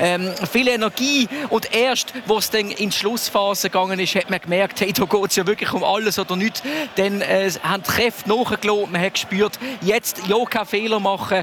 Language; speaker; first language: German; native; German